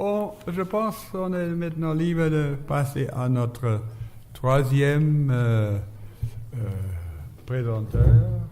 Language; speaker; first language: French; non-native, fluent; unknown